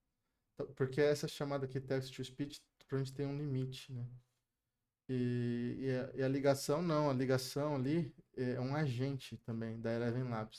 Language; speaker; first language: Portuguese; native; Portuguese